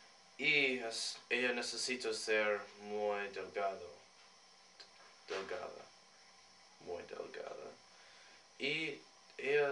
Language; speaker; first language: Spanish; non-native, learner; English